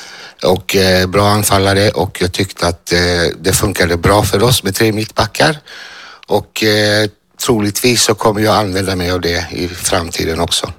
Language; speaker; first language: Swedish; non-native, fluent; Greek